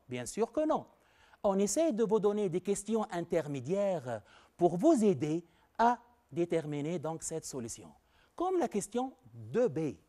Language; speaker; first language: French; non-native, local second language; Arabic